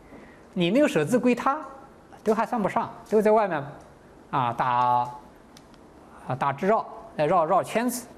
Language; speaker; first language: Chinese; native; Chinese